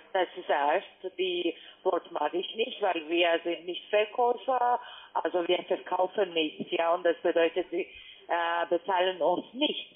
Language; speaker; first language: German; non-native, fluent; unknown